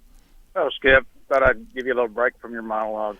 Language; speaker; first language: English; native; English